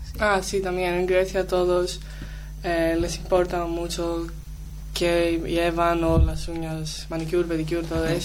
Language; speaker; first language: Spanish; non-native, learner; Greek